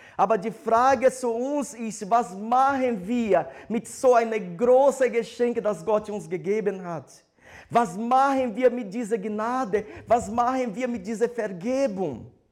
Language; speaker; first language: German; non-native, fluent; Portuguese